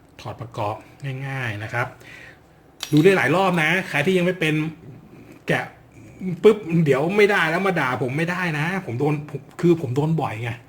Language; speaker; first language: Thai; native; Thai